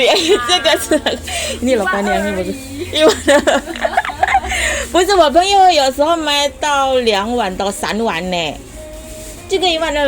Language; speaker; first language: Chinese; non-native, learner; Indonesian